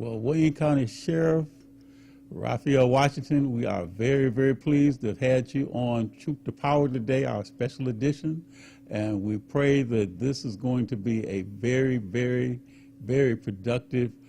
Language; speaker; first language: English; native; English